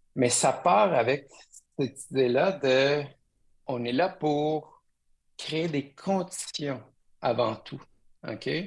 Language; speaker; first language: French; early bilingual, other home language; Spanish